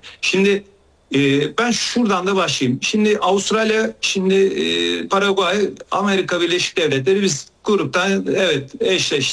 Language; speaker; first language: Turkish; native; Turkish